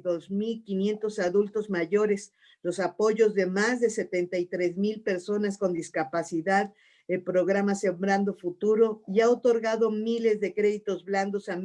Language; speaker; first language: Spanish; native; Spanish